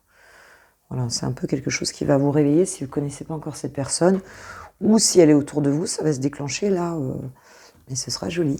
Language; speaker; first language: French; native; French